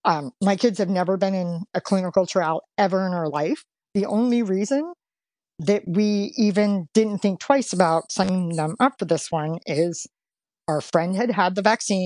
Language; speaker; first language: English; native; English